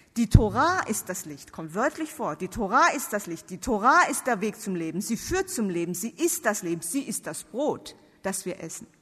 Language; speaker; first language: German; non-native, fluent; Korean